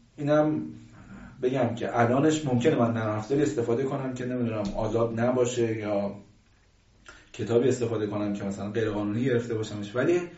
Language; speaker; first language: Persian; native; Persian